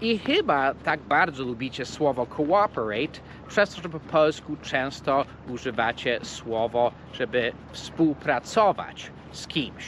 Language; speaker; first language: Polish; non-native, fluent; English